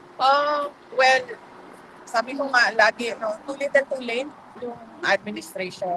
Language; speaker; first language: Filipino; non-native, local second language; Cebuano